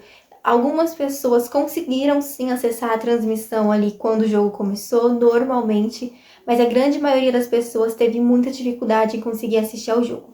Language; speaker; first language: Portuguese; native; Portuguese